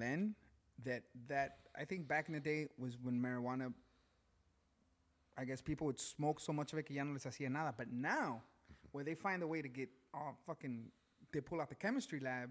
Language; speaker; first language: English; early bilingual, other home language; Spanish